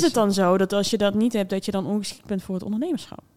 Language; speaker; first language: Dutch; native; Dutch